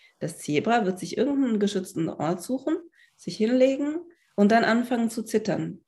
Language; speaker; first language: German; native; German